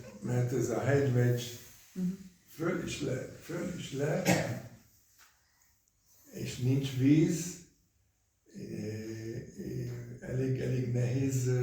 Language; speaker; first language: Hungarian; early bilingual, heritage; Hungarian